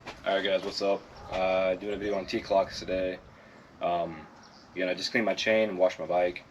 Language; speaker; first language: English; native; English